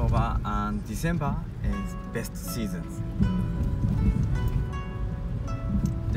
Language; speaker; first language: English; non-native, learner; Japanese